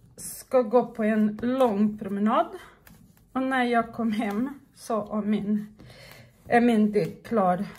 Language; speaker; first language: Swedish; native; Swedish